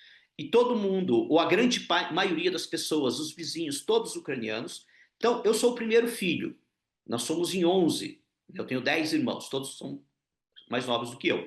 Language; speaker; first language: Portuguese; non-native, local second language; Ukrainian